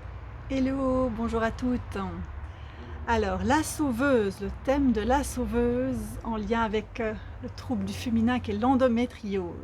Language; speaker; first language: French; native; French